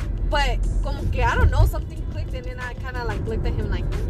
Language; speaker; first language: English; early bilingual, other home language; Spanish